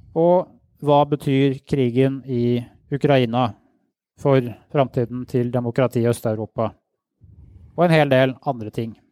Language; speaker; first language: Norwegian; native; Norwegian